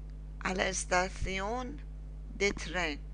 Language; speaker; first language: Spanish; non-native, learner; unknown